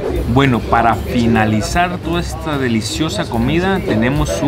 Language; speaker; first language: Spanish; native; Spanish